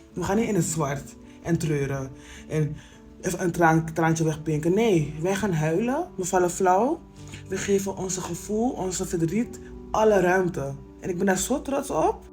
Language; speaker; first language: Dutch; native; Dutch